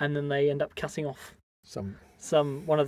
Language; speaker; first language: English; native; English